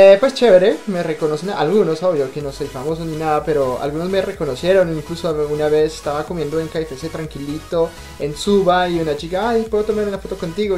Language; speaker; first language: Spanish; non-native, fluent; French